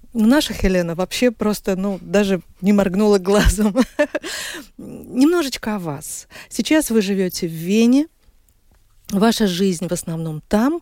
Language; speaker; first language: Russian; native; Russian